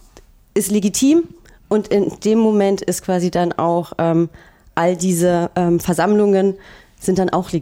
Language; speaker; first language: German; native; German